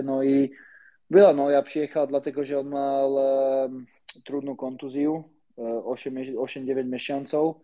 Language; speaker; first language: Polish; non-native, learner; Slovak